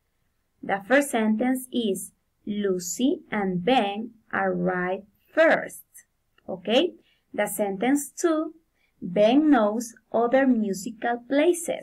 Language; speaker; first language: English; non-native, fluent; Spanish